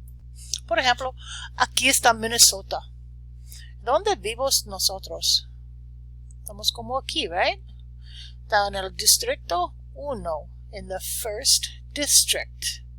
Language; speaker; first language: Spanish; non-native, learner; English